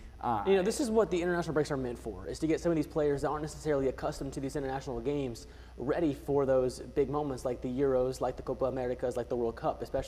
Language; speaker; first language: English; native; English